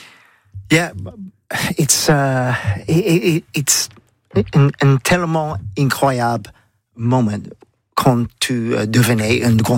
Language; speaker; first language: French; non-native, learner; English